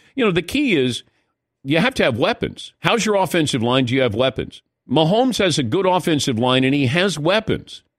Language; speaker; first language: English; native; English